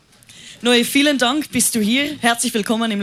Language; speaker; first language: German; native; German